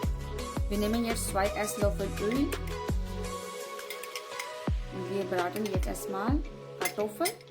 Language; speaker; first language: German; non-native, learner; Urdu